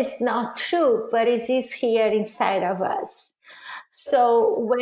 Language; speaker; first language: English; non-native, fluent; Portuguese